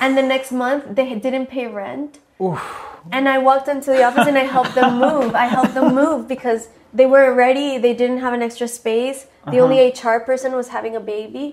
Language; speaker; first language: English; early bilingual, other home language; Spanish